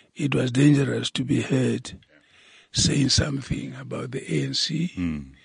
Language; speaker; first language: English; non-native, local second language; Southern Sotho